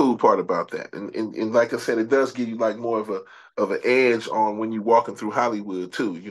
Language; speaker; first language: English; native; English